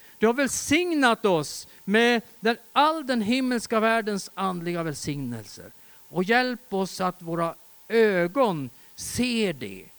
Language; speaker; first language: Swedish; native; Swedish